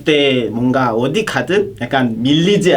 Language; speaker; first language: Korean; non-native, fluent; Kinyarwanda